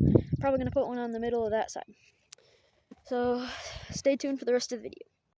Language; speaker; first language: English; native; English